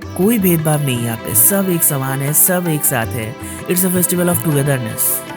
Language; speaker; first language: Hindi; non-native, local second language; Bangla